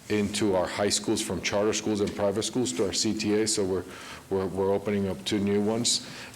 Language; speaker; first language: English; early bilingual, other home language; Spanish